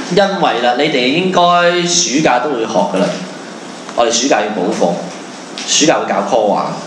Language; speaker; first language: Cantonese; native; Cantonese